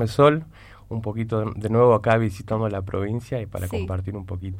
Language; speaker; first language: Spanish; native; Spanish